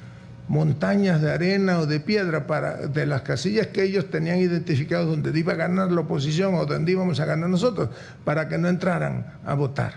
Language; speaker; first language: Spanish; native; Spanish